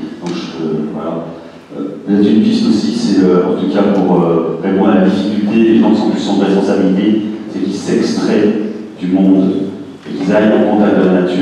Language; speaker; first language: French; native; French